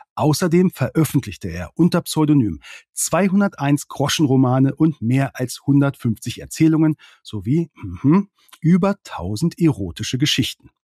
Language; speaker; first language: German; native; German